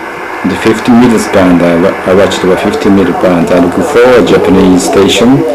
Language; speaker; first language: English; non-native, learner; Japanese